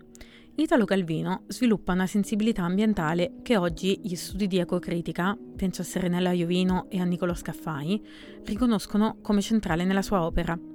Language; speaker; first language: Italian; native; Italian